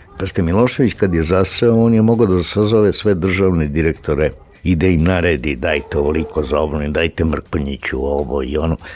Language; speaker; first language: Serbian; native; Serbian